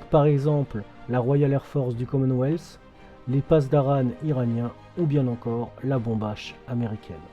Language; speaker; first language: French; native; French